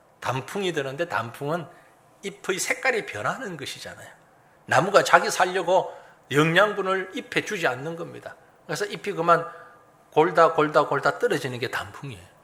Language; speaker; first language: Korean; native; Korean